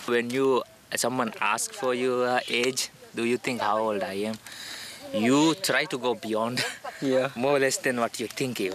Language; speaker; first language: English; non-native, local second language; Divehi